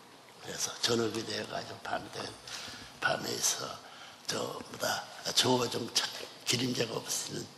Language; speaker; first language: Korean; native; Korean